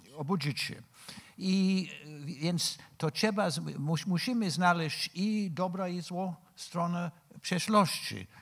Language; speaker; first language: Polish; non-native, fluent; English